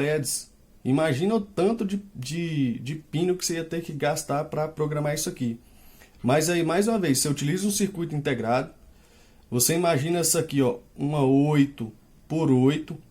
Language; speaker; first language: Portuguese; native; Portuguese